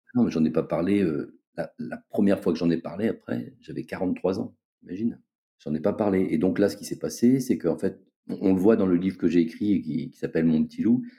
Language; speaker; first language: French; native; French